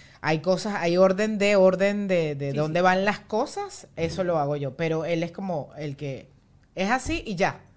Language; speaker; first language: Spanish; native; Spanish